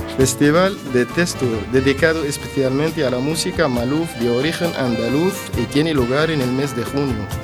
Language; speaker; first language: Spanish; non-native, fluent; Arabic